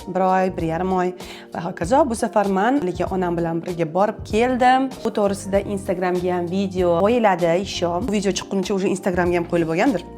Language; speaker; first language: Uzbek; non-native, local second language; Russian